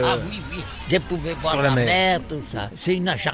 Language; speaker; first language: French; non-native, learner; Catalan